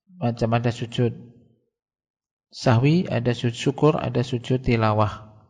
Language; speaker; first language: Indonesian; native; Indonesian